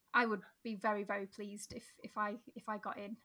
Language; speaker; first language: English; native; English